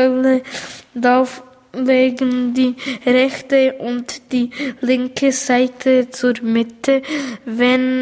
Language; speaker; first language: German; early bilingual, other home language; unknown